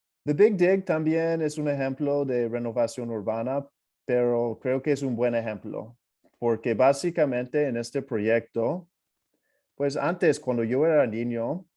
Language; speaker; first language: Spanish; non-native, fluent; English